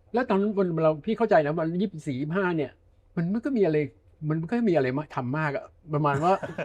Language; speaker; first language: Thai; native; Thai